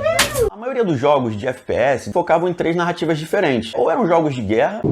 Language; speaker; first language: Portuguese; native; Portuguese